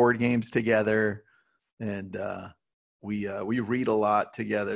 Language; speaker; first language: English; native; English